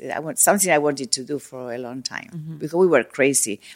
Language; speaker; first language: English; non-native, learner; Spanish